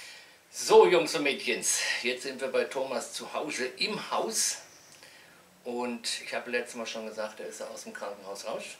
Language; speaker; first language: German; native; German